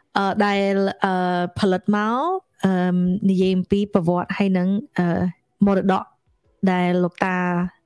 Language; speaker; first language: English; early bilingual, other home language; Khmer